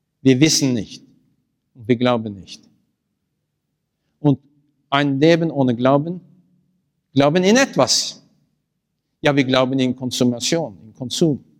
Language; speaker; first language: German; non-native, learner; Norwegian